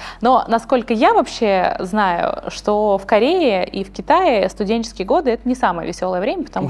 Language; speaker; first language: Russian; native; Russian